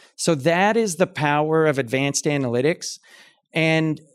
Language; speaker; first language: English; native; English